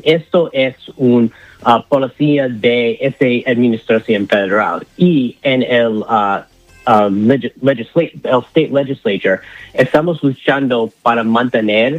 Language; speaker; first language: Spanish; non-native, learner; English